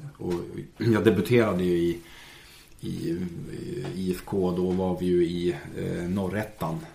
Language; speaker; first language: Swedish; native; Swedish